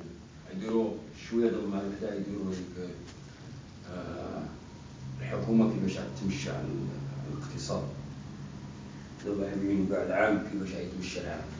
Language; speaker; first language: Dutch; non-native, learner; Arabic